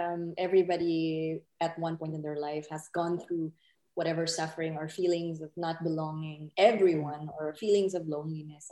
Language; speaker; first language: English; non-native, local second language; Filipino